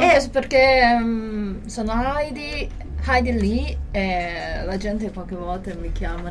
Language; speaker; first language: Italian; non-native, fluent; Chinese